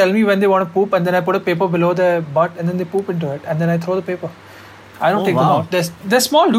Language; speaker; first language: English; non-native, local second language; Hindi